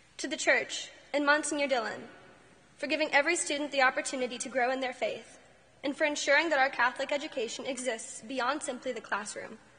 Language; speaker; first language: English; native; English